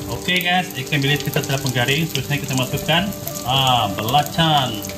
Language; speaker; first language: Malay; non-native, local second language; Iban